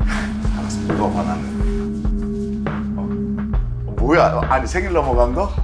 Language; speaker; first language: Korean; native; Korean